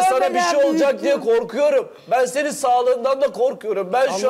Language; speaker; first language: Turkish; native; Turkish